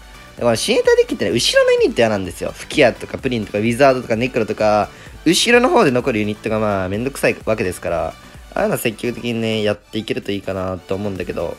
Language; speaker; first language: Japanese; native; Japanese